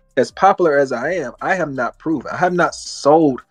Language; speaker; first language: English; native; English